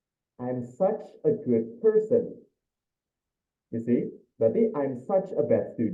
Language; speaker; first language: English; non-native, fluent; Indonesian